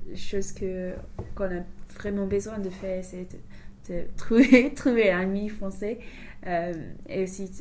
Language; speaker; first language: French; non-native, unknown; English